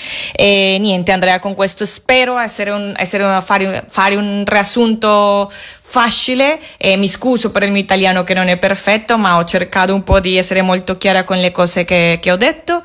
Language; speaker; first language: Italian; non-native, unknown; Spanish